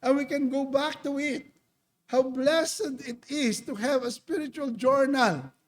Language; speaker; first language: English; non-native, local second language; Filipino